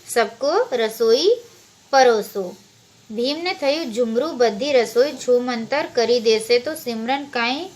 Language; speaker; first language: Hindi; non-native, local second language; Gujarati